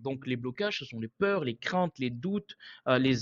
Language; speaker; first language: French; native; French